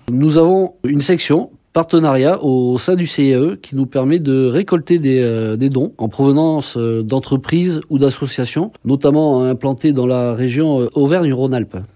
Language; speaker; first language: French; native; French